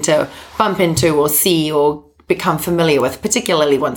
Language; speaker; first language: English; native; English